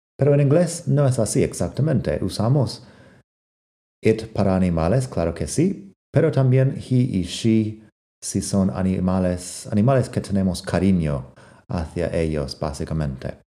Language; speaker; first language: Spanish; non-native, fluent; English